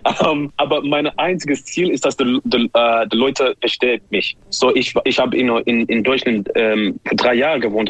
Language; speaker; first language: German; non-native, learner; English